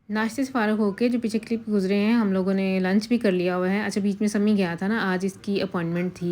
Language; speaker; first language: Urdu; non-native, local second language; Punjabi